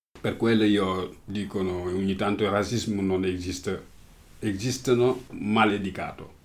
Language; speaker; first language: Italian; non-native, learner; Wolof